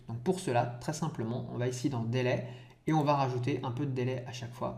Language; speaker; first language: French; native; French